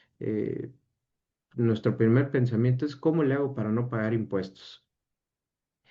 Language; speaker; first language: Spanish; native; Spanish